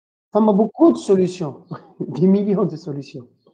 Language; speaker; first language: French; non-native, local second language; Arabic